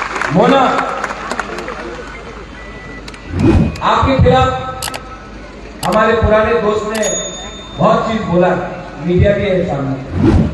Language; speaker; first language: Hindi; non-native, local second language; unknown